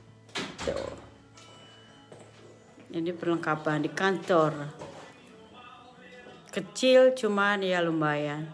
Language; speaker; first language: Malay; non-native, local second language; Sundanese